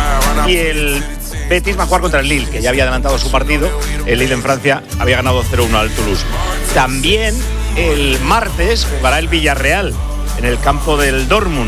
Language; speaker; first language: Spanish; native; Spanish